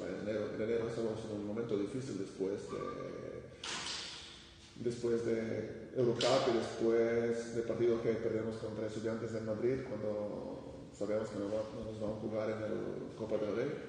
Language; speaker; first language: Spanish; non-native, fluent; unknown